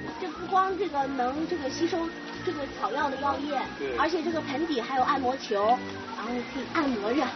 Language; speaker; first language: Chinese; native; Chinese